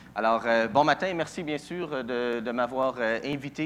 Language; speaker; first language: French; non-native, local second language; English